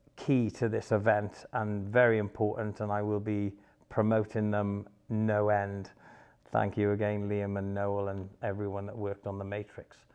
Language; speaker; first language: English; native; English